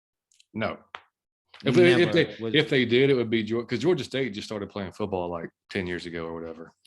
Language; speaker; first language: English; native; English